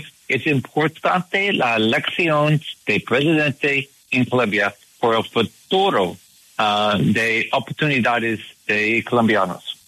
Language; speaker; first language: Spanish; non-native, learner; English